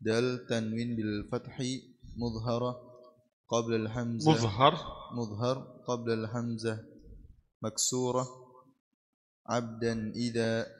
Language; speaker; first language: Arabic; non-native, learner; Indonesian